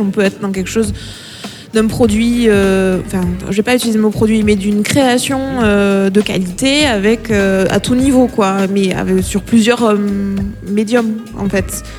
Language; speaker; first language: French; native; French